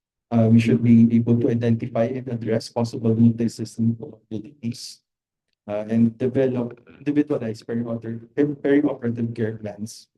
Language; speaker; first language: English; non-native, local second language; Filipino